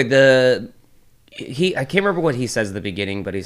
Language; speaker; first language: English; native; English